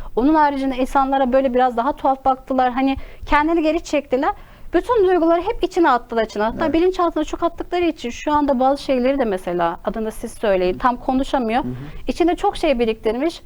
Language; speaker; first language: Turkish; native; Turkish